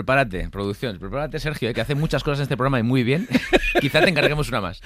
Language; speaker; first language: Spanish; native; Spanish